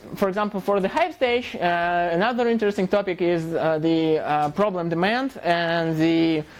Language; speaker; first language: English; non-native, fluent; Russian